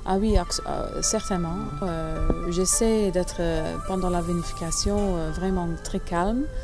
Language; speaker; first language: French; early bilingual, other home language; English